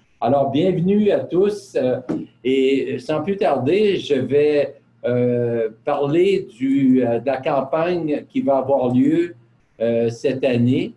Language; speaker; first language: French; native; French